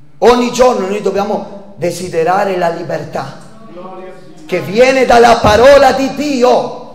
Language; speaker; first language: Italian; non-native, fluent; Spanish